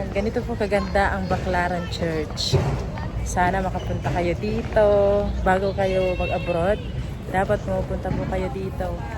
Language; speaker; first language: Filipino; non-native, local second language; Bikol